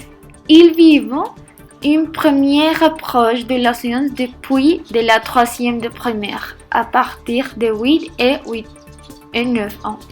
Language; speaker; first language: French; non-native, learner; Spanish